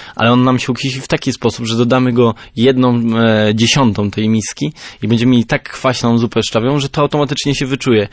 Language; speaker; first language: Polish; native; Polish